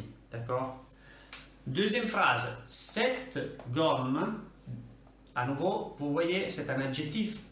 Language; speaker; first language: French; non-native, fluent; Italian